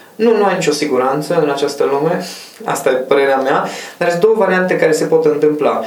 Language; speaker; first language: Romanian; non-native, local second language; Hungarian